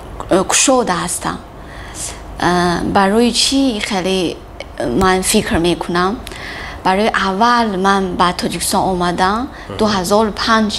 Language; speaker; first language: Persian; non-native, learner; Chinese